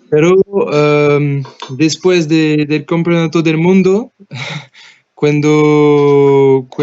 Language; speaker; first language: Spanish; non-native, learner; French